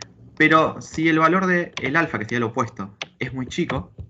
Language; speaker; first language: Spanish; native; Spanish